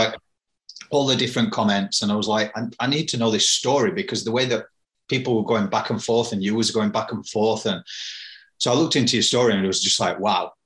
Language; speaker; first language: English; native; English